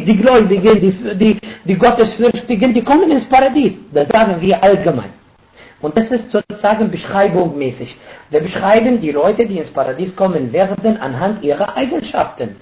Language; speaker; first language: German; non-native, fluent; Arabic